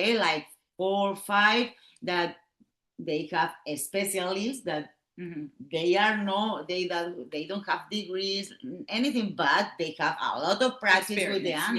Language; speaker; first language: English; non-native, learner; Catalan